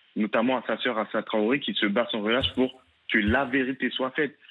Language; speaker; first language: French; native; French